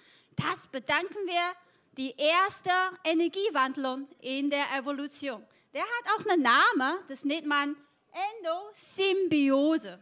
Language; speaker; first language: German; non-native, fluent; Chinese